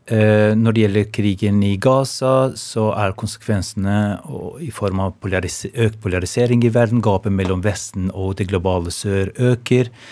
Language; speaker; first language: Norwegian; non-native, fluent; Albanian